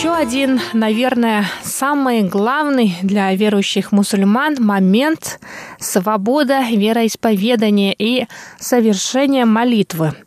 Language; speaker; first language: Russian; non-native, local second language; Tuvinian